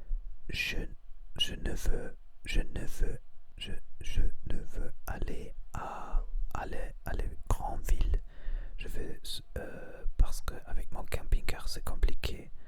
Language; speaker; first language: French; non-native, learner; Spanish